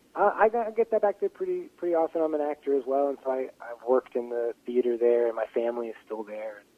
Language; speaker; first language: English; native; English